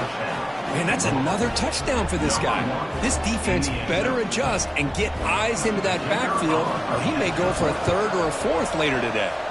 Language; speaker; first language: English; native; English